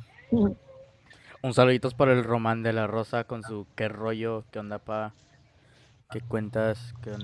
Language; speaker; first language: Spanish; early bilingual, heritage; Spanish